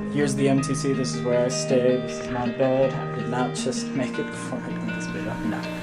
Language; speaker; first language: English; native; English